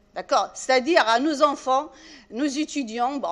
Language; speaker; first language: French; non-native, local second language; Arabic